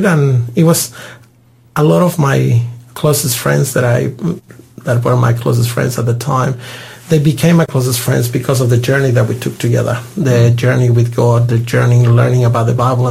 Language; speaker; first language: English; non-native, fluent; Spanish